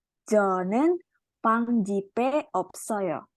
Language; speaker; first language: Korean; non-native, learner; Indonesian